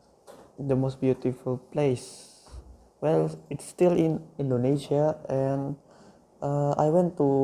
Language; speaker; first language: English; non-native, learner; Indonesian